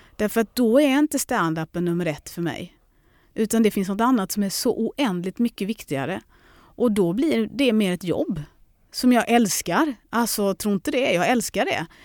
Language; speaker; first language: Swedish; early bilingual, other home language; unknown